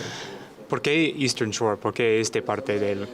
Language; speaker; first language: Spanish; non-native, learner; English